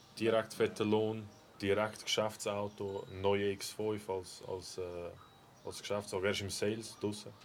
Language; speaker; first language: German; early bilingual, other home language; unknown